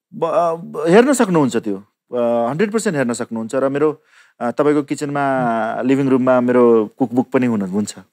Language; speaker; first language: Nepali; non-native, local second language; Maithili